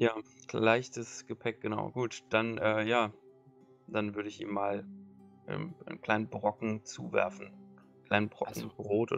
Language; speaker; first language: German; native; German